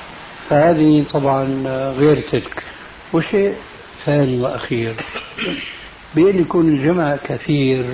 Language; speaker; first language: Arabic; native; Arabic